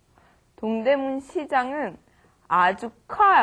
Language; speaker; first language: Korean; non-native, learner; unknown